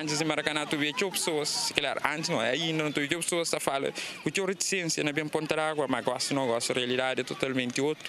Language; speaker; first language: Portuguese; non-native, local second language; Kabuverdianu